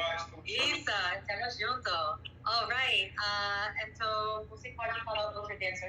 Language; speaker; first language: Portuguese; non-native, learner; English